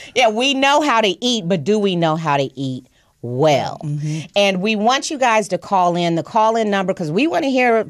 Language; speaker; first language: English; native; English